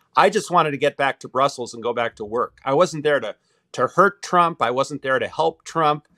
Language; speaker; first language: English; native; English